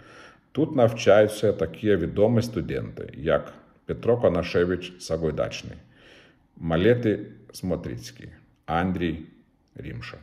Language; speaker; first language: Ukrainian; non-native, fluent; Lithuanian